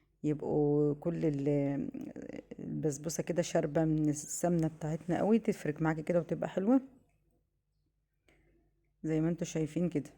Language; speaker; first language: Arabic; native; Arabic